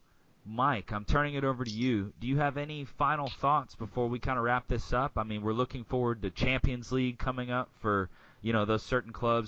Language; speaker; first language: English; native; English